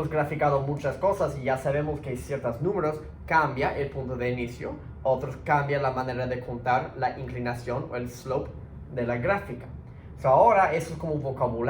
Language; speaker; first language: Spanish; early bilingual, heritage; Spanish